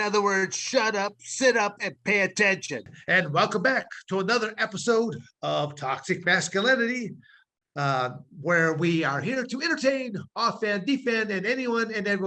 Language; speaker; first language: English; native; English